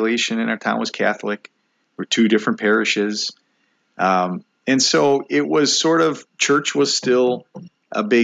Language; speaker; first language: English; native; English